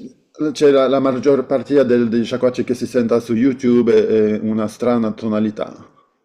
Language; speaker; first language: Italian; non-native, fluent; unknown